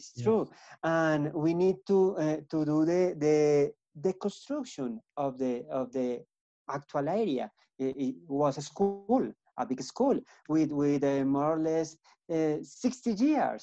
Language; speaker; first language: English; non-native, learner; Spanish